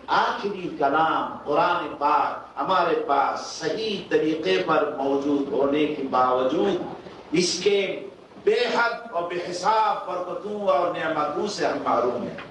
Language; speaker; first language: Urdu; non-native, fluent; Bangla